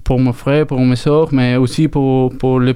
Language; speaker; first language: French; non-native, learner; Spanish